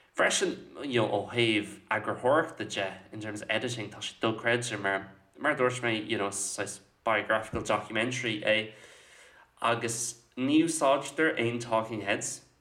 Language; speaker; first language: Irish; non-native, local second language; English